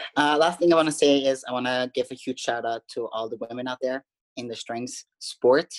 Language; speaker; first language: English; non-native, fluent; German